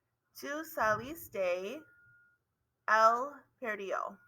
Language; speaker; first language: Spanish; non-native, learner; English